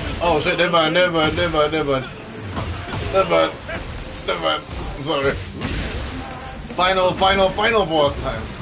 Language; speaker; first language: English; native; English